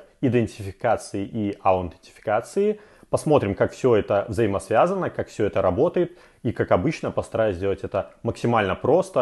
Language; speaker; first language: Russian; native; Russian